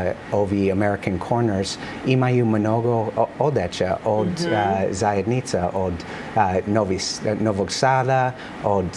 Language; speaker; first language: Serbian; non-native, learner; English